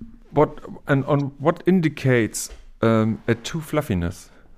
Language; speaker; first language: English; non-native, fluent; German